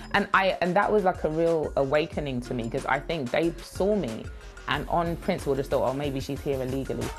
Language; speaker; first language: English; native; English